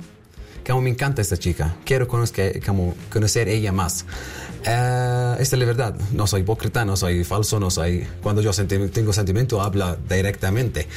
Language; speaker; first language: Spanish; non-native, learner; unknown